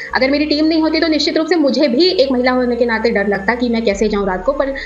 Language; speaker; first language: Hindi; native; Hindi